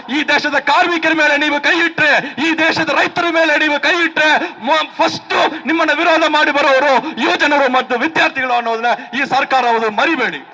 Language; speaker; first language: Kannada; non-native, local second language; Tamil